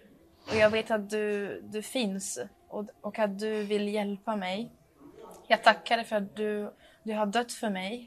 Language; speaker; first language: Swedish; early bilingual, other home language; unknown